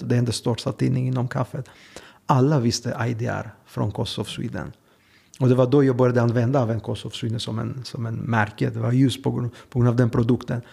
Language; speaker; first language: Swedish; non-native, fluent; Greek